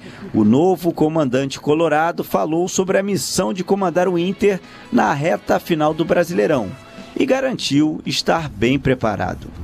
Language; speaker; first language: Portuguese; native; Portuguese